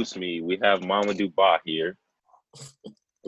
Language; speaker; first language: English; native; English